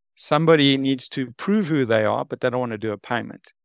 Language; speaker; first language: English; native; English